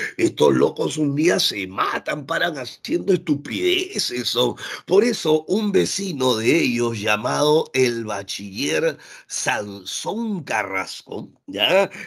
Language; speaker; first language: Spanish; native; Spanish